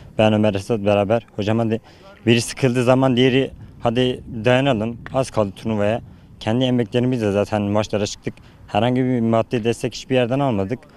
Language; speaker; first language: Turkish; native; Turkish